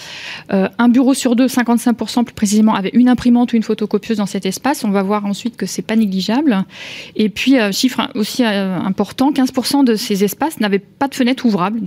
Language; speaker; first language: French; native; French